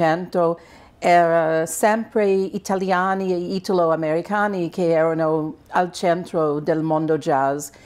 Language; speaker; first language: Italian; non-native, fluent; English